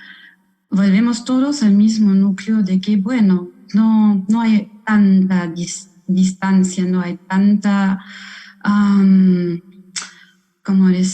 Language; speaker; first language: Spanish; non-native, fluent; German